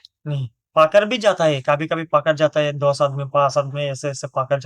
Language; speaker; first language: Hindi; non-native, learner; Bangla